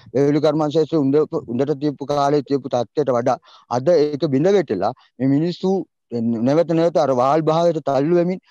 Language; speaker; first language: Sinhala; non-native, local second language; Tamil